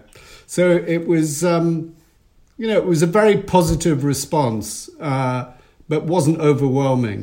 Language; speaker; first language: English; native; English